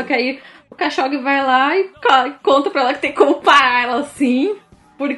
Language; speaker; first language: Portuguese; native; Portuguese